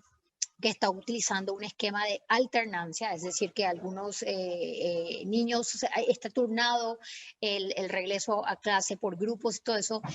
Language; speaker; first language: Spanish; native; Spanish